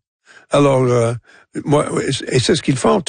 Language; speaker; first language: French; non-native, local second language; English